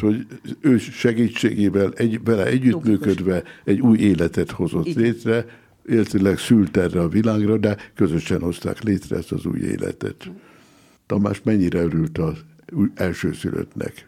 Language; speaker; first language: Hungarian; native; Hungarian